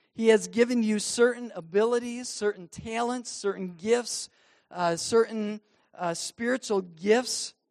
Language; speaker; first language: English; native; English